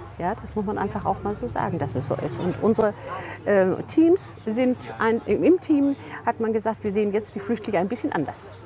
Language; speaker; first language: German; native; German